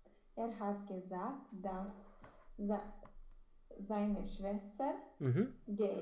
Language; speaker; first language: German; non-native, learner; Romanian